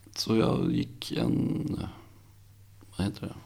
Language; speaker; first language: Swedish; native; Swedish